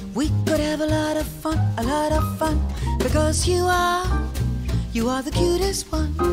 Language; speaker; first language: English; native; English